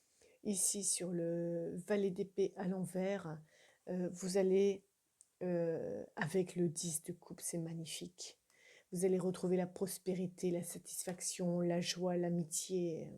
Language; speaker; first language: French; native; French